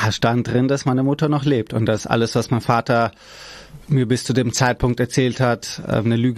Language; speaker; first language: German; early bilingual, other home language; Persian